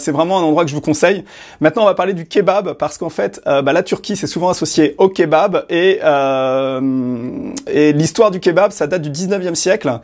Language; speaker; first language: French; native; French